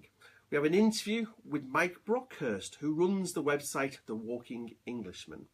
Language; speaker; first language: English; native; English